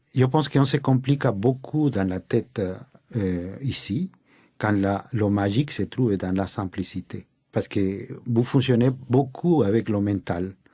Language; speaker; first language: French; non-native, fluent; Spanish